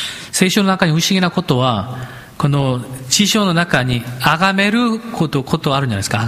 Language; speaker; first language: Japanese; non-native, fluent; Korean